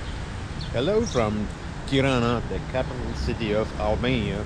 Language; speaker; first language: English; non-native, learner; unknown